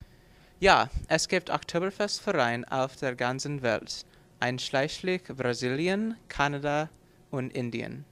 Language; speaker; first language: German; non-native, learner; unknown